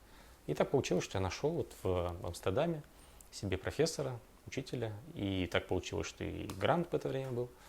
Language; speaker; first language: Russian; native; Russian